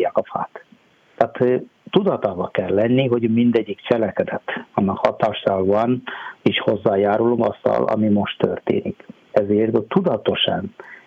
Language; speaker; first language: Hungarian; non-native, fluent; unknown